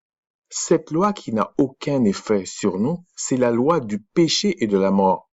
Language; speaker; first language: French; native; French